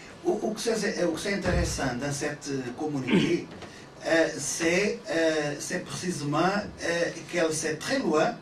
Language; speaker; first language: French; non-native, learner; Portuguese